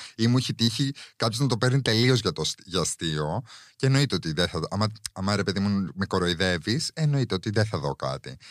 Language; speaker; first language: Greek; early bilingual, heritage; Greek